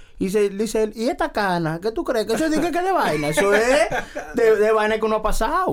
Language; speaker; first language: Spanish; early bilingual, heritage; Spanish